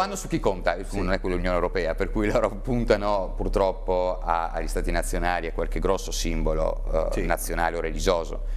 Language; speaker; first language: Italian; native; Italian